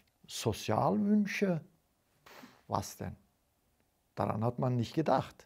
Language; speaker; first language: German; non-native, fluent; Turkish